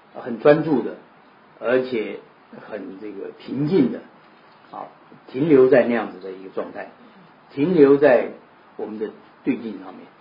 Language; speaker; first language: Chinese; native; Chinese